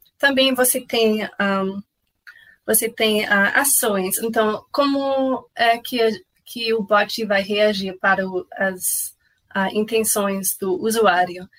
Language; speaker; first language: Portuguese; non-native, fluent; English